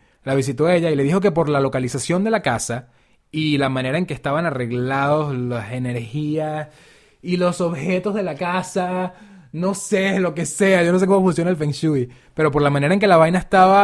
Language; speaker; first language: Spanish; native; Spanish